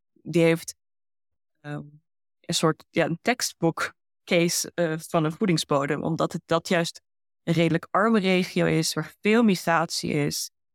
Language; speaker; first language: Dutch; early bilingual, heritage; Dutch